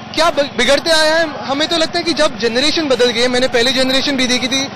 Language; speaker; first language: Hindi; non-native, local second language; Marathi